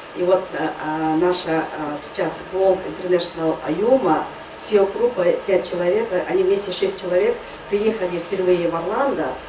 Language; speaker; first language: Russian; non-native, fluent; Mongolian